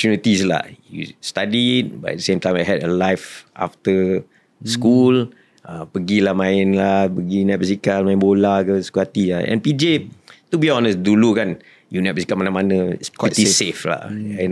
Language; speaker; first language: English; non-native, local second language; Malay